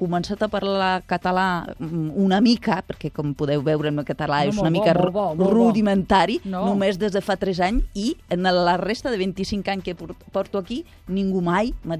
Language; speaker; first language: Catalan; non-native, fluent; Italian